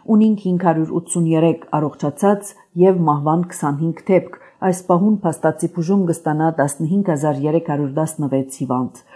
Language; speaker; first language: Armenian; native; Armenian